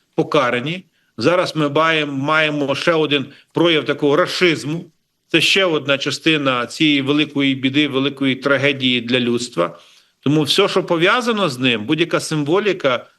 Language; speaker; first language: Ukrainian; native; Ukrainian